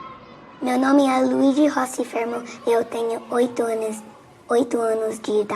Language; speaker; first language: Portuguese; early bilingual, heritage; Portuguese